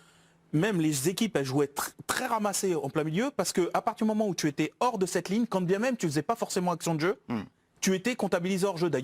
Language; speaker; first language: French; native; French